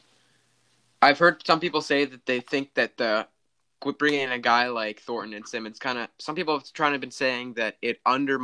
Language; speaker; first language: English; native; English